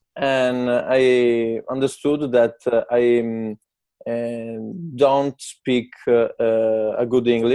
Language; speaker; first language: English; non-native, learner; Italian